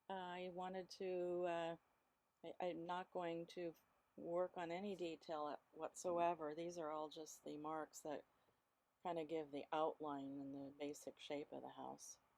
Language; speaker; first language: English; native; English